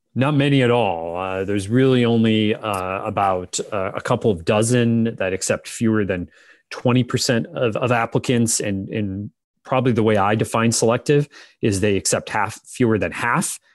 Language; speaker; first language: English; native; English